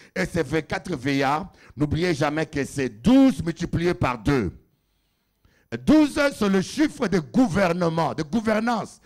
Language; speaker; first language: French; non-native, local second language; Lingala